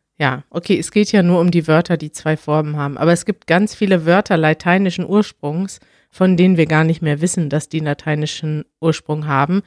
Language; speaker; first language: German; native; German